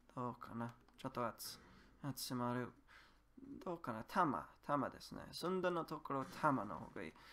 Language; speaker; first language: Japanese; non-native, learner; English